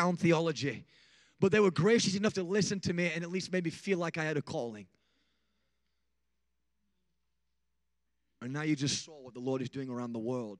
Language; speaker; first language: English; native; English